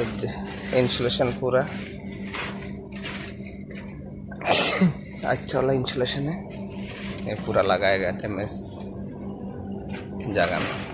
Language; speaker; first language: Hindi; non-native, learner; Bangla